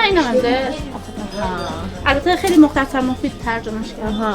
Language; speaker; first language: Persian; native; Persian